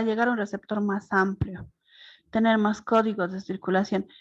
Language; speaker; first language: Spanish; native; Spanish